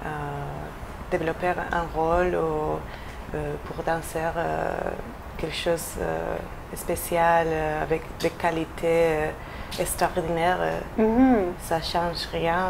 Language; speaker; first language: French; non-native, fluent; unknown